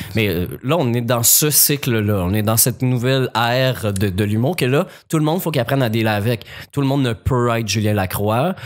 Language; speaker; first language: French; native; French